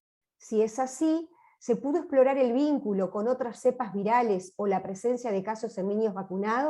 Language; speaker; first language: Spanish; native; Spanish